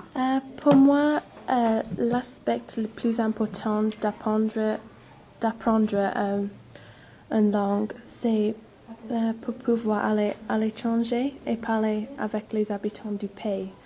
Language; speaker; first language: French; non-native, learner; English